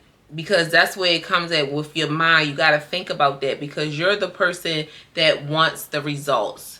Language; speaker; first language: English; native; English